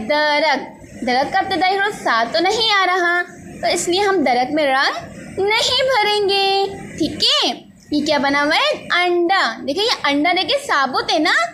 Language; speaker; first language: Urdu; native; Urdu